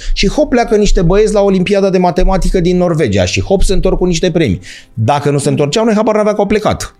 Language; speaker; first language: Romanian; native; Romanian